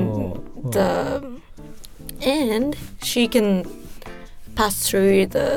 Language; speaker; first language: English; non-native, learner; Japanese